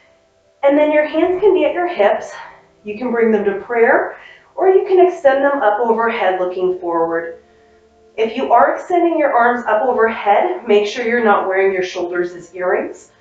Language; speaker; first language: English; native; English